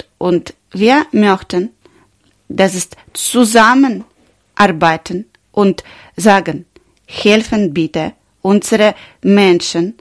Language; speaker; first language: German; non-native, learner; Ukrainian